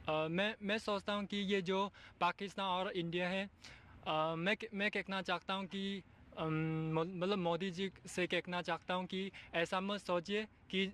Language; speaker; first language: Hindi; non-native, fluent; Chinese